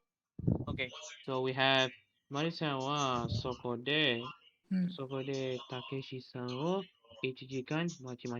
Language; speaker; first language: Japanese; non-native, learner; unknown